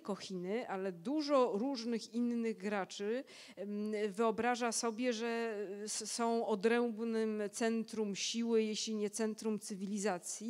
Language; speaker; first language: Polish; native; Polish